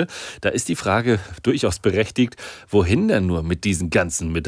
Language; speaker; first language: German; native; German